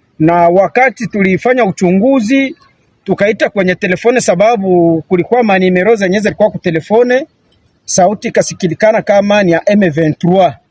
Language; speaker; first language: Swahili; native; Swahili